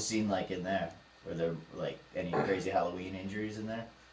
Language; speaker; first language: English; native; English